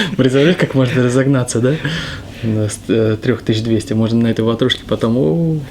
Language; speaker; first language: Russian; native; Russian